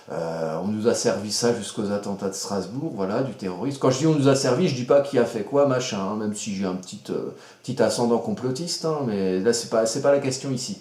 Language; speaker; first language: French; native; French